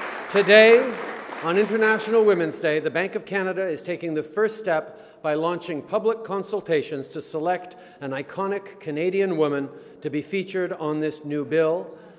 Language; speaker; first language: English; early bilingual, other home language; French